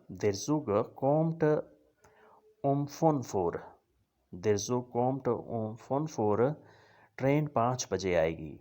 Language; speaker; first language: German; non-native, fluent; Urdu